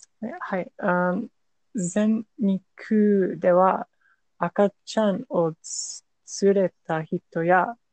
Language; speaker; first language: Japanese; non-native, learner; English